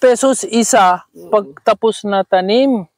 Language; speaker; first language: Filipino; non-native, learner; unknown